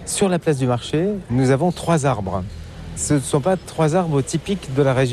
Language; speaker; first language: French; native; French